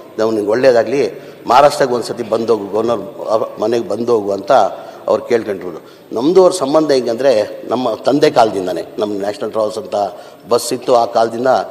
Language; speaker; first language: Kannada; non-native, local second language; Urdu